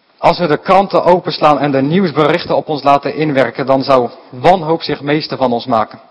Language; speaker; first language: Dutch; native; Dutch